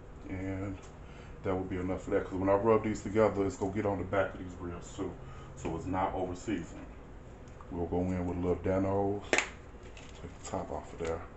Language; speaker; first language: English; native; English